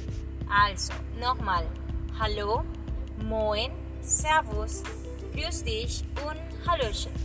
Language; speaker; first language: German; non-native, learner; Spanish